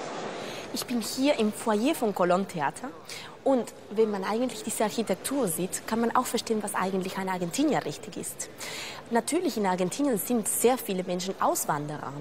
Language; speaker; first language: German; non-native, fluent; Spanish